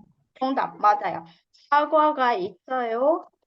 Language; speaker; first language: Korean; non-native, fluent; Indonesian